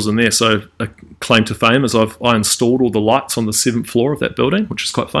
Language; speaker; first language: English; native; English